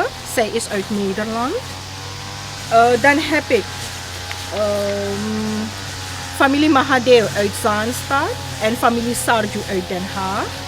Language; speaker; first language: Dutch; non-native, local second language; Caribbean Hindustani